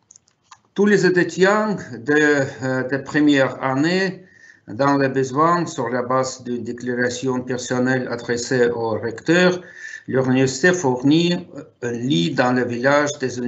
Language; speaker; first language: French; non-native, fluent; Russian